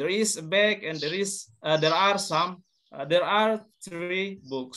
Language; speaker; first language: English; non-native, learner; Indonesian